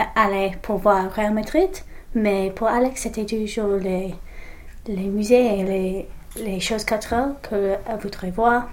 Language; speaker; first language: French; non-native, learner; English